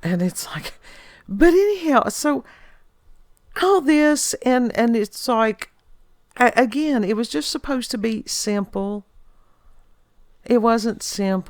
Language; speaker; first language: English; native; English